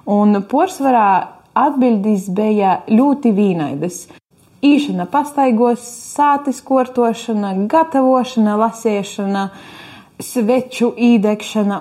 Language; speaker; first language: Latvian; native; Latvian